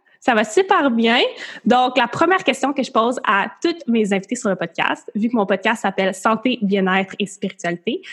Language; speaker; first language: French; native; French